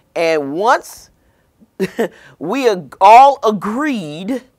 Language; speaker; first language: English; native; English